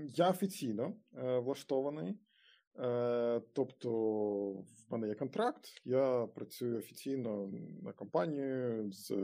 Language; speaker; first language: Ukrainian; non-native, local second language; Russian